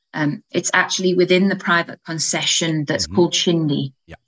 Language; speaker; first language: English; native; English